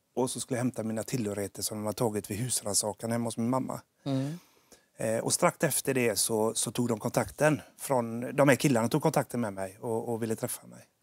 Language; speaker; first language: Swedish; native; Swedish